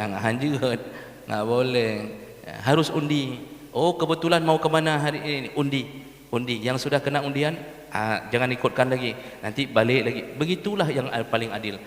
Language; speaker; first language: Malay; non-native, local second language; Achinese